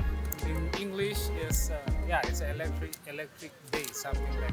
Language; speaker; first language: English; non-native, local second language; Filipino